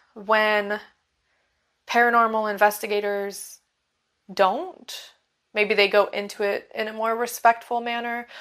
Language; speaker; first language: English; native; English